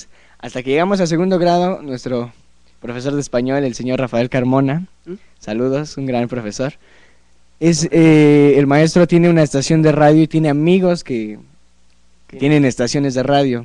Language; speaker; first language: Spanish; native; Spanish